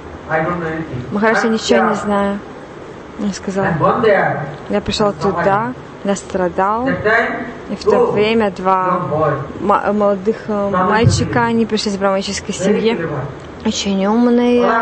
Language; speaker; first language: Russian; non-native, learner; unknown